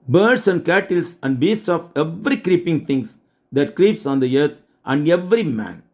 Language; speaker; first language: English; non-native, local second language; Tamil